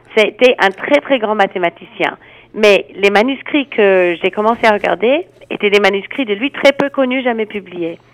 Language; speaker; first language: French; non-native, fluent; English